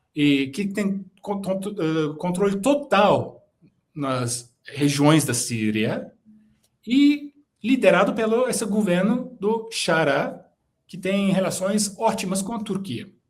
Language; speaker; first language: Portuguese; non-native, fluent; Turkish